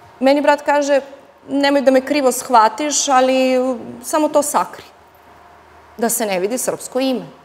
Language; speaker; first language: Serbian; native; Serbian